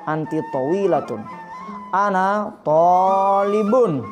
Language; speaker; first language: Arabic; non-native, fluent; Indonesian